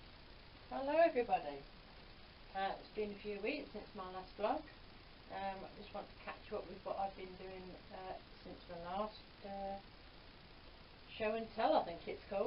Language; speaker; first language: English; native; English